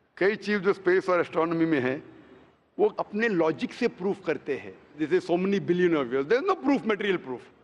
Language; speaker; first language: Hindi; non-native, local second language; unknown